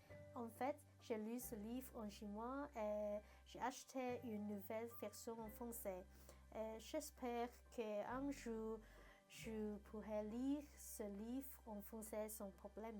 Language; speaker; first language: French; non-native, learner; Cantonese